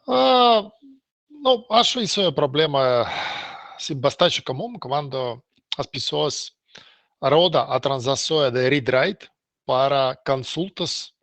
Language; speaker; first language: Portuguese; non-native, learner; Russian